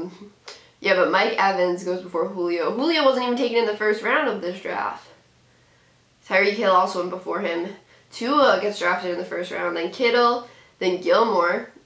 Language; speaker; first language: English; native; English